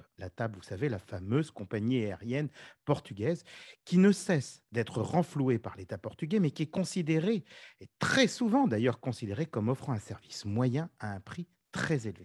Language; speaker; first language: French; native; French